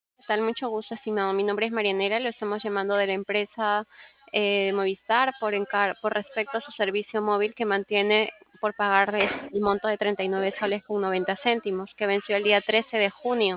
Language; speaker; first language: Spanish; native; Spanish